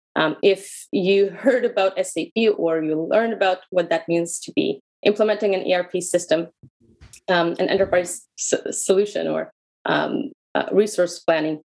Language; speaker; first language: English; non-native, fluent; Hebrew